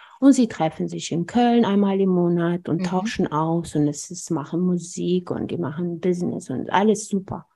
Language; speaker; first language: German; non-native, fluent; Amharic